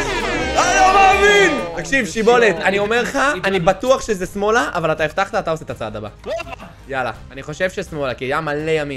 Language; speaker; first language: Hebrew; native; Hebrew